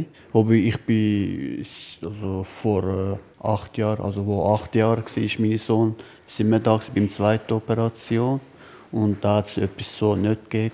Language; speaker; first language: German; non-native, learner; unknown